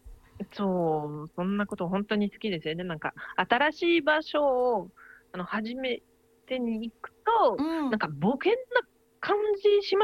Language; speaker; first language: Japanese; non-native, fluent; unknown